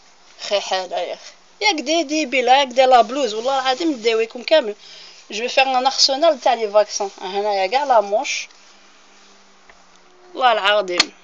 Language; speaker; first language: Arabic; native; Arabic